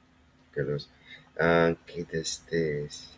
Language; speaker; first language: Greek; non-native, learner; English